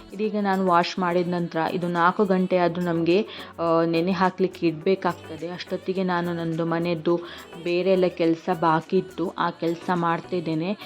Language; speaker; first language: Kannada; non-native, local second language; Tulu